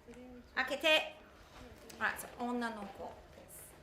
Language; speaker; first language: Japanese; non-native, fluent; English